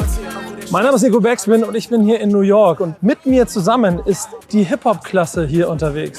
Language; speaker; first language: German; native; German